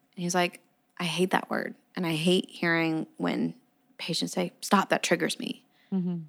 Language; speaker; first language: English; native; English